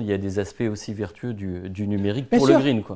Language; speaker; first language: French; native; French